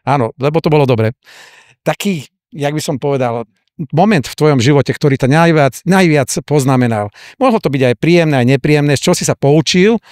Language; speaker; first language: Slovak; native; Slovak